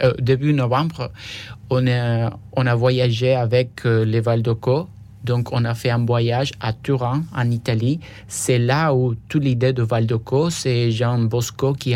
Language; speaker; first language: French; non-native, fluent; Spanish